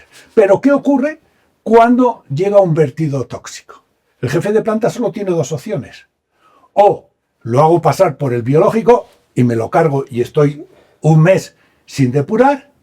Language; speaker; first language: Spanish; native; Spanish